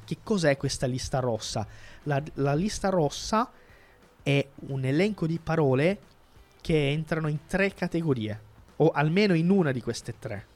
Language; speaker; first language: Italian; non-native, fluent; Portuguese